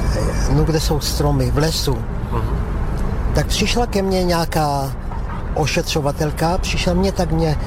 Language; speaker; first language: Czech; non-native, local second language; Slovak